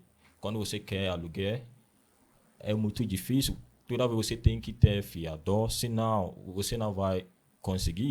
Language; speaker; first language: Portuguese; non-native, learner; Akan